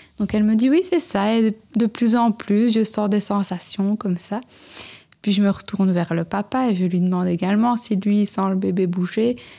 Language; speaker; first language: French; native; French